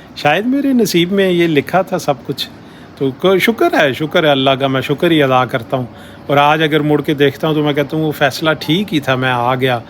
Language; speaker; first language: Urdu; non-native, local second language; Punjabi